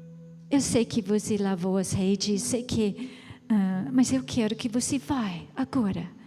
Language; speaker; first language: Portuguese; non-native, fluent; English